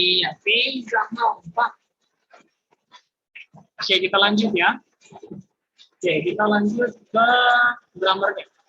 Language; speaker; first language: Indonesian; native; Indonesian